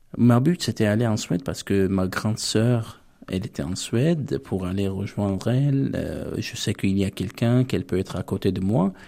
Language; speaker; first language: French; non-native, fluent; Armenian